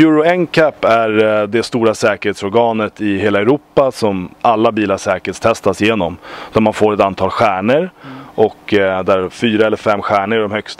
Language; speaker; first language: Swedish; native; Swedish